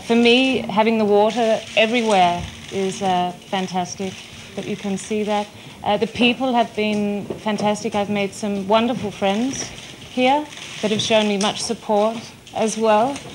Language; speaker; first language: English; native; English